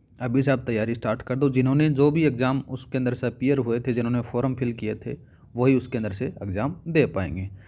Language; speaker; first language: Hindi; native; Hindi